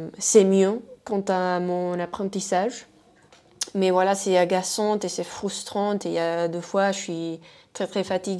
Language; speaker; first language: French; non-native, fluent; Spanish